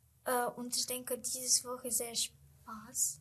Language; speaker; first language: German; non-native, learner; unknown